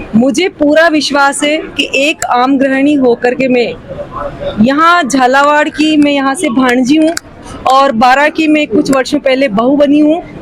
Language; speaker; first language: Hindi; native; Hindi